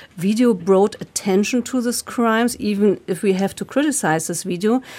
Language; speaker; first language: English; non-native, fluent; German